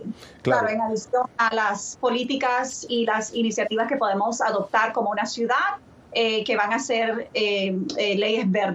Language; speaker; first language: Spanish; early bilingual, other home language; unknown